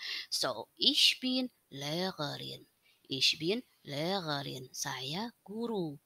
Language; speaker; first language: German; non-native, learner; Indonesian